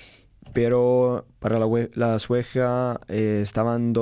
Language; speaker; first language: Spanish; non-native, learner; Italian